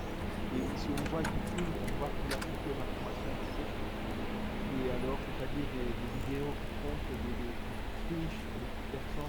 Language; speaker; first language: French; non-native, fluent; Spanish